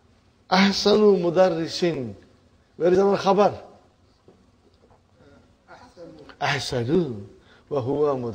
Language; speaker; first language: Arabic; non-native, fluent; Urdu